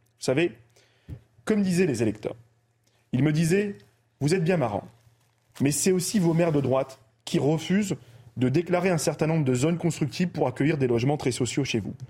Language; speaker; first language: French; early bilingual, other home language; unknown